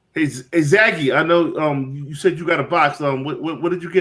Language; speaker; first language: English; native; English